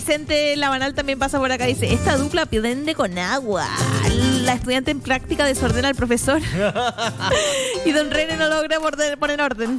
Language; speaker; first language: Spanish; native; Spanish